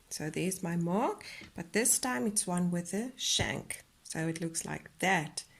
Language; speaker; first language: English; non-native, local second language; Afrikaans